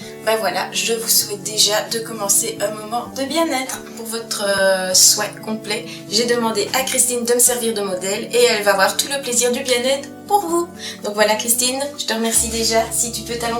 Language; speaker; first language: French; native; French